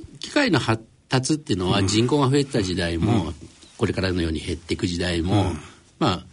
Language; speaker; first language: Japanese; native; Japanese